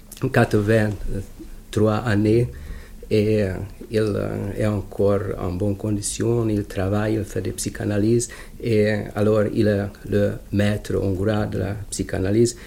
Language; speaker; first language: French; non-native, fluent; Hungarian